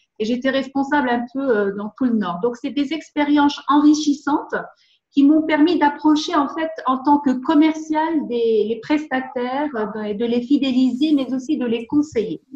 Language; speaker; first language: French; non-native, local second language; Arabic